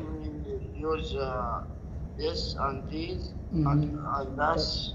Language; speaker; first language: English; non-native, learner; Arabic